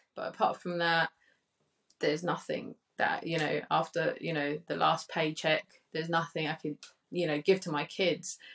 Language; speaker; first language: English; early bilingual, other home language; Spanish